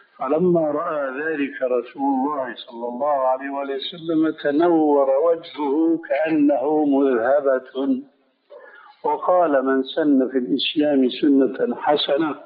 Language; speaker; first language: Arabic; early bilingual, other home language; Albanian